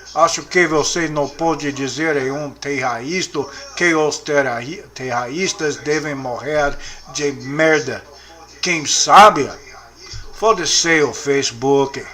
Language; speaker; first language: Portuguese; non-native, learner; English